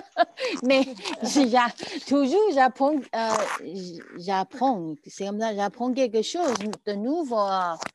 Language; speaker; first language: French; non-native, learner; Chinese